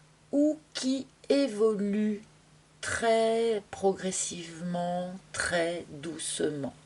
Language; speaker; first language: French; native; French